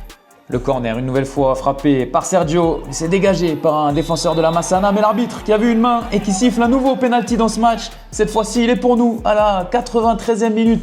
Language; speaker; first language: French; native; French